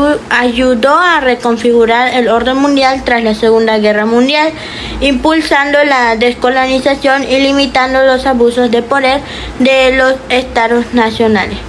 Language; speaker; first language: Spanish; native; Spanish